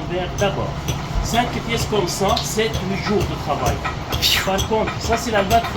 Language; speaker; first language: French; non-native, local second language; Arabic